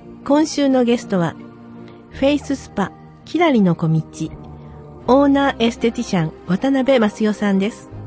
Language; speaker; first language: Japanese; native; Japanese